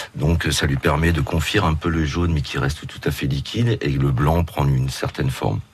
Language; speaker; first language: French; native; French